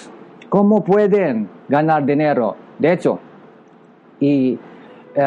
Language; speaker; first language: Spanish; non-native, learner; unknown